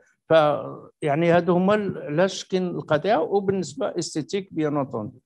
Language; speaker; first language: Arabic; native; Arabic